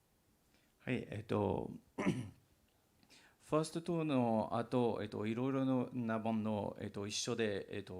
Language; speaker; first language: Japanese; non-native, learner; English